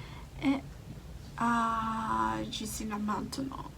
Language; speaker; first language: French; non-native, learner; Japanese